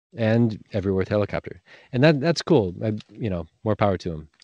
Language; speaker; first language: English; native; English